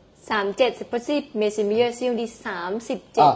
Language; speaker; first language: French; non-native, learner; Thai